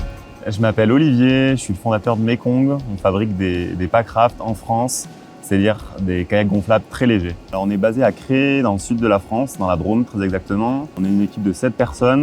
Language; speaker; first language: French; native; French